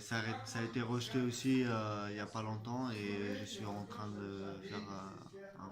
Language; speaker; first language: French; non-native, fluent; Chechen